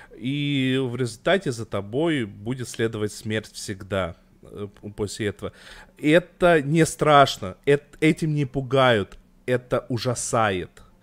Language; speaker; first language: Russian; native; Russian